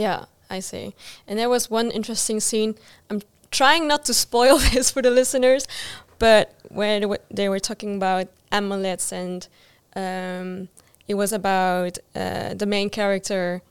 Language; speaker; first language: English; non-native, fluent; Dutch